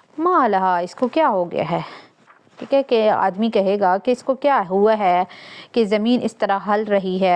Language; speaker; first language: Urdu; non-native, local second language; Punjabi